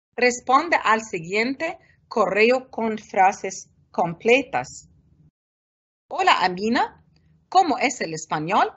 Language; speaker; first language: Spanish; non-native, fluent; Arabic